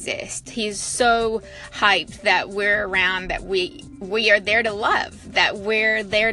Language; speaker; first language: English; native; English